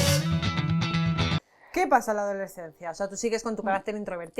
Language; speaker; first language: Spanish; native; Spanish